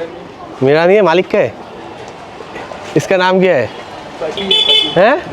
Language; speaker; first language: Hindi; non-native, learner; Bangla